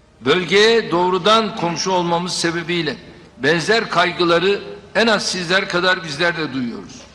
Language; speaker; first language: Turkish; native; Turkish